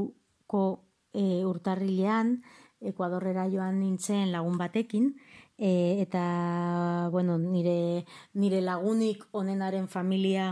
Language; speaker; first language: Basque; non-native, local second language; Spanish